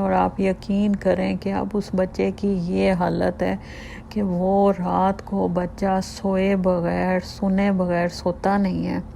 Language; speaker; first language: Urdu; native; Urdu